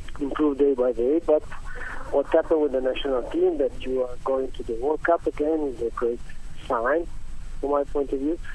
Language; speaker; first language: English; non-native, learner; Italian